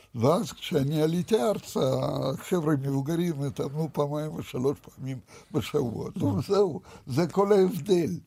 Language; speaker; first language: Hebrew; non-native, fluent; Russian